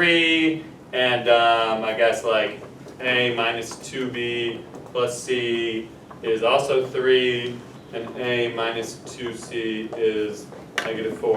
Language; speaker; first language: English; native; English